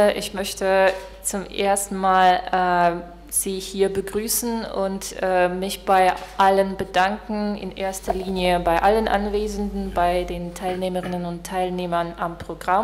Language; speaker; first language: German; non-native, fluent; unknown